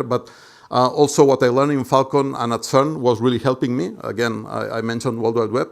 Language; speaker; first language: English; non-native, fluent; Catalan